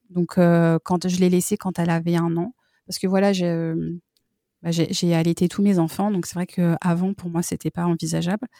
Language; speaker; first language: French; native; French